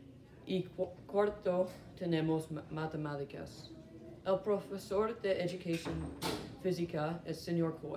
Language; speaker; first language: Spanish; non-native, learner; English